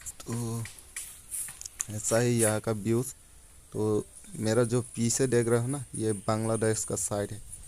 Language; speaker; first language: Hindi; non-native, local second language; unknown